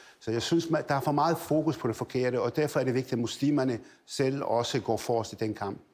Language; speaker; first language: Danish; early bilingual, other home language; Arabic